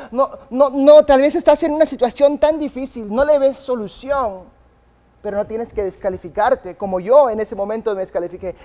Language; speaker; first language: Spanish; early bilingual, other home language; English